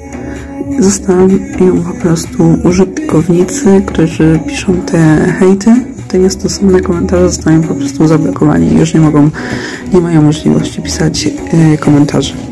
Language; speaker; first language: Polish; native; Polish